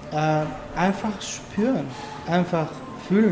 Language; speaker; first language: German; non-native, learner; Turkish